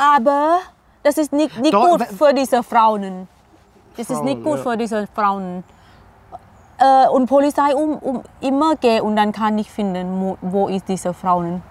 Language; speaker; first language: German; non-native, learner; Thai